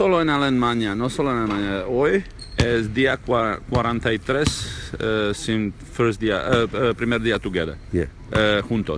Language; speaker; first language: Spanish; non-native, learner; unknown